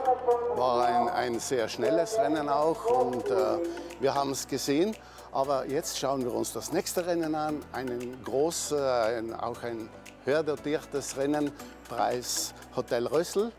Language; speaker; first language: German; native; German